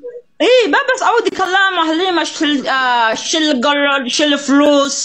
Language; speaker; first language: Arabic; non-native, learner; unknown